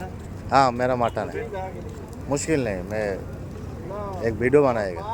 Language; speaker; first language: Hindi; non-native, learner; Bangla